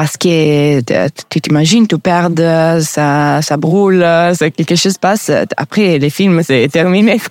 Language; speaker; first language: French; non-native, learner; Italian